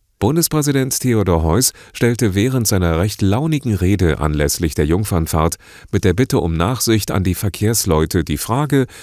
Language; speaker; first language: German; native; German